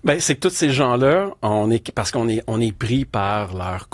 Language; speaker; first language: French; native; French